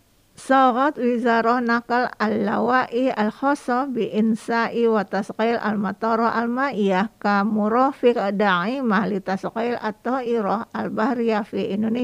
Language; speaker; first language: Arabic; non-native, fluent; Indonesian